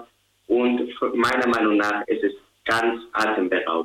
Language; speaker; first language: German; non-native, learner; Spanish